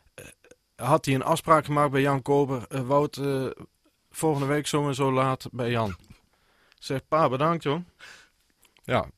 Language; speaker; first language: Dutch; native; Dutch